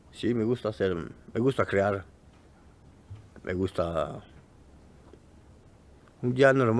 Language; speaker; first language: Spanish; non-native, learner; French